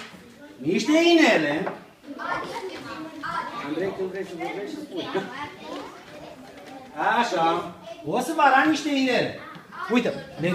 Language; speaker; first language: Romanian; native; Romanian